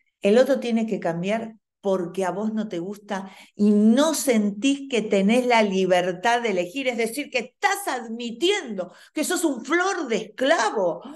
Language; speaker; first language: Spanish; native; Spanish